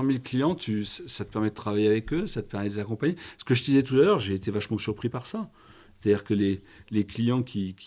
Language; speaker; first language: French; native; French